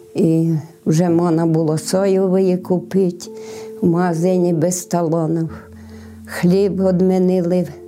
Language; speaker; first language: Ukrainian; native; Ukrainian